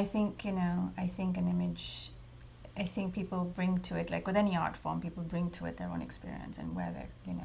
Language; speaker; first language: English; non-native, local second language; Hindi